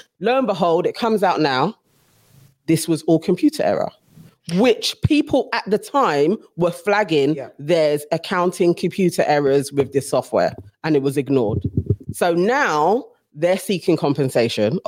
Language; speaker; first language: English; native; English